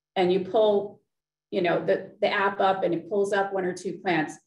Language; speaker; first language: English; native; English